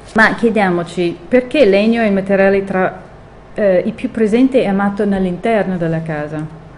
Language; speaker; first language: Italian; non-native, fluent; English